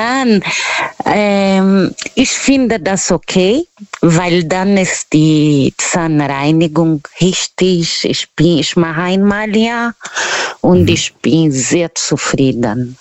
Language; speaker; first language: German; non-native, learner; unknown